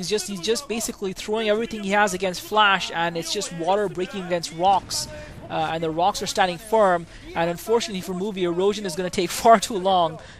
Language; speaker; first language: English; native; English